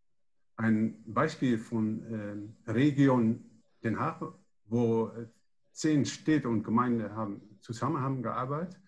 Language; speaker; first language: German; non-native, learner; Dutch